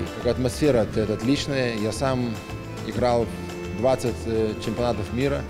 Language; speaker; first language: Russian; non-native, fluent; Lithuanian